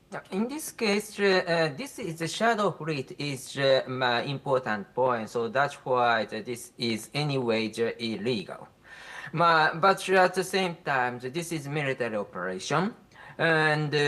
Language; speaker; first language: English; non-native, fluent; Japanese